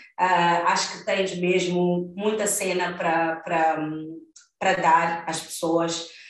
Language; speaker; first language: Portuguese; native; Portuguese